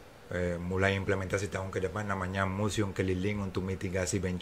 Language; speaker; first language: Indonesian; non-native, fluent; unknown